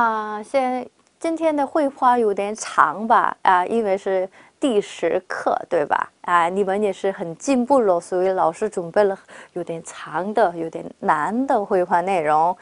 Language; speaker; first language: Chinese; non-native, fluent; Korean